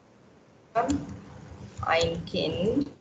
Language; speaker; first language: German; non-native, fluent; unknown